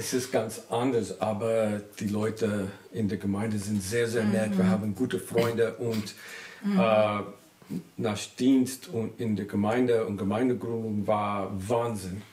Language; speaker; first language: German; non-native, learner; English